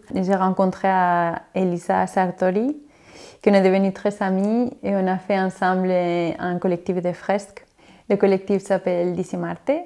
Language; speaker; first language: French; non-native, fluent; Spanish